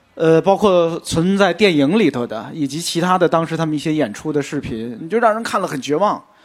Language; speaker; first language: Chinese; native; Chinese